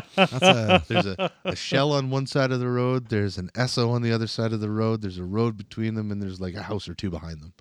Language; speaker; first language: English; native; English